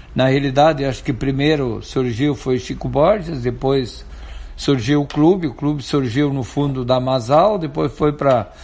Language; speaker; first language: Portuguese; non-native, local second language; German